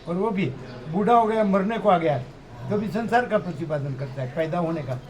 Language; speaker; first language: Hindi; non-native, local second language; Gujarati